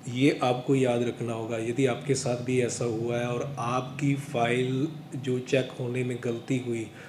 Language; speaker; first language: Hindi; non-native, local second language; Punjabi